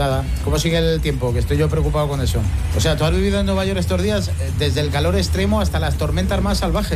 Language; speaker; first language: Spanish; native; Spanish